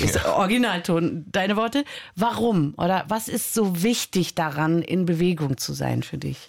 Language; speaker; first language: German; native; German